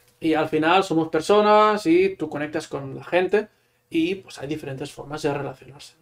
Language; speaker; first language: Spanish; non-native, local second language; Catalan